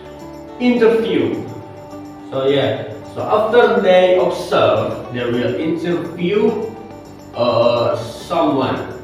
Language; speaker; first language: English; non-native, learner; Indonesian